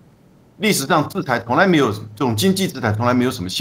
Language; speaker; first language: Chinese; native; Chinese